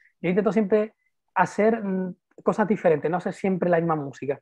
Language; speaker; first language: Spanish; native; Spanish